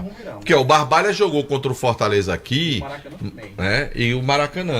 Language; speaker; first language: Portuguese; native; Portuguese